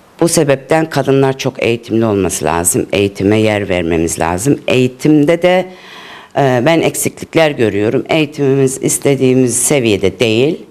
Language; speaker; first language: Turkish; early bilingual, heritage; Turkish